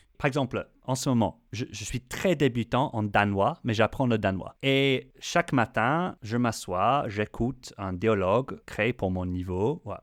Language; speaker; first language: French; non-native, fluent; English